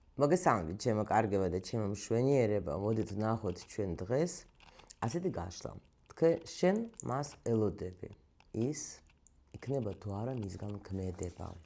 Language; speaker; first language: Georgian; non-native, local second language; Russian